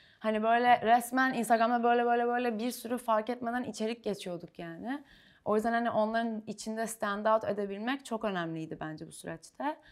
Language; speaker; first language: Turkish; native; Turkish